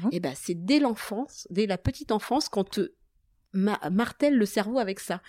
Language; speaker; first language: French; native; French